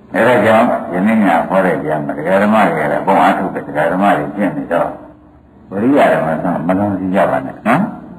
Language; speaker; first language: Burmese; native; Burmese